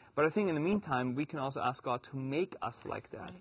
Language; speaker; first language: English; non-native, fluent; German